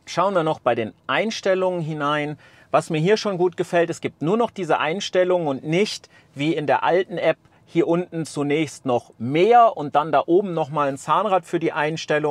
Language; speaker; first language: German; native; German